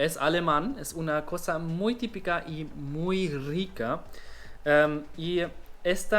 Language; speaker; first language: Spanish; non-native, learner; German